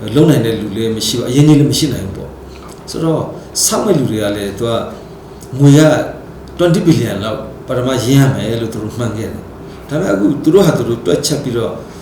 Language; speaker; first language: Burmese; non-native, local second language; Hakha Chin